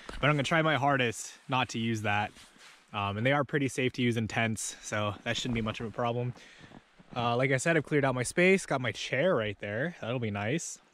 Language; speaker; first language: English; native; English